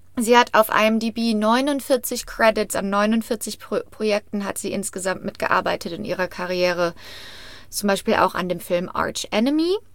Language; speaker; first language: German; native; German